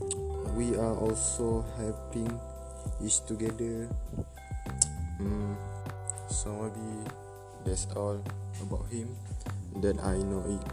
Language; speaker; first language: English; non-native, learner; Malay